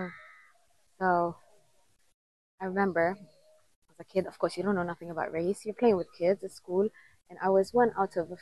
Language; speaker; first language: English; non-native, fluent; Somali